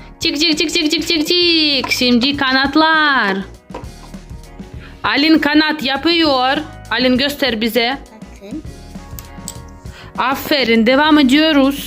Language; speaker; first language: Turkish; non-native, learner; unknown